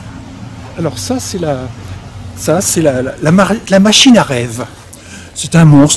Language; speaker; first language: French; native; French